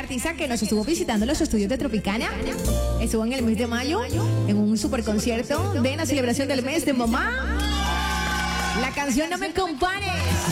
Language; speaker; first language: Spanish; native; Spanish